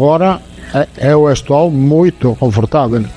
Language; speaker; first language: Portuguese; non-native, learner; Italian